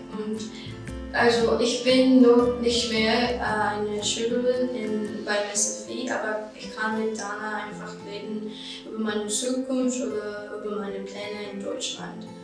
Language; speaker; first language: German; non-native, learner; Korean